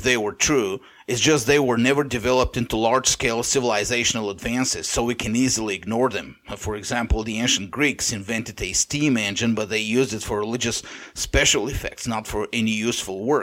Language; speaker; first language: English; non-native, fluent; Bulgarian